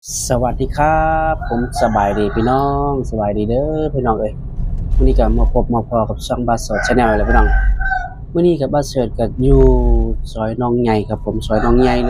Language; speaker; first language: Thai; non-native, local second language; Lao